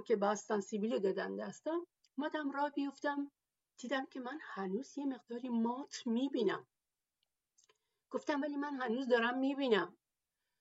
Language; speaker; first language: Persian; native; Persian